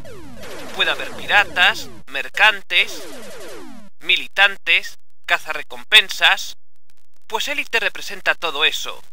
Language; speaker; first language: Spanish; native; Spanish